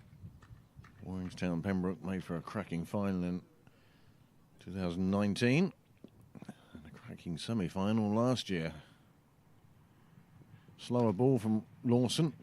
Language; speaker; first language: English; native; English